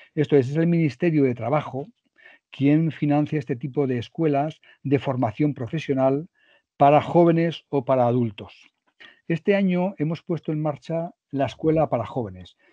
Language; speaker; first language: Spanish; native; Spanish